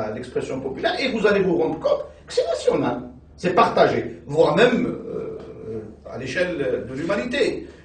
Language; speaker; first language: French; non-native, local second language; Arabic